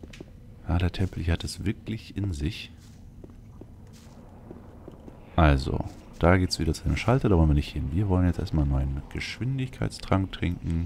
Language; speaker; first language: German; native; German